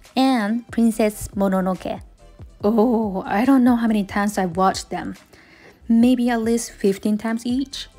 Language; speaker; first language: English; non-native, fluent; Japanese